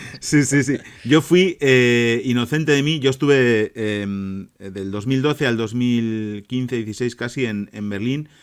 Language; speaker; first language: Spanish; native; Spanish